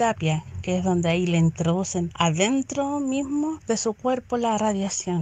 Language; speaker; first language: Spanish; native; Spanish